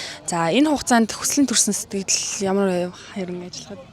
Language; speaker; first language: Mongolian; native; Mongolian